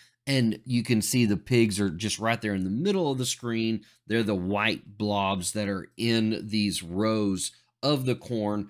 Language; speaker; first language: English; native; English